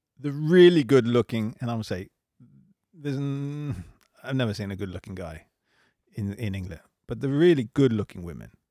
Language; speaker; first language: English; native; English